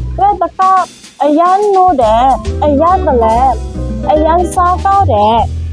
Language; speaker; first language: Burmese; non-native, learner; Thai